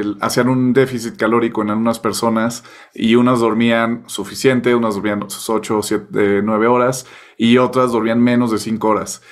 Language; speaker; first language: Spanish; native; Spanish